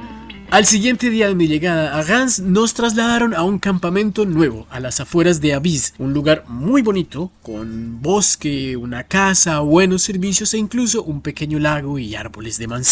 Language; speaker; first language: Spanish; native; Spanish